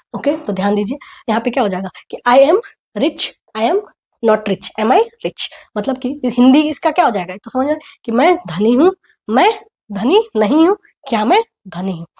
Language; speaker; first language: Hindi; native; Hindi